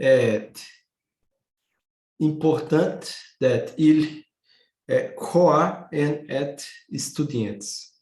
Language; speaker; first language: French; non-native, learner; Portuguese